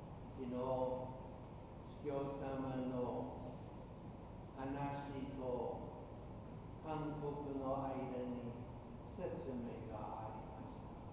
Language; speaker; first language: Japanese; non-native, fluent; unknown